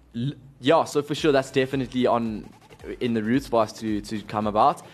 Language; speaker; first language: English; native; English